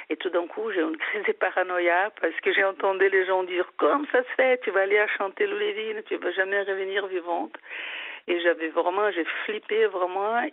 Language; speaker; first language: French; non-native, fluent; Portuguese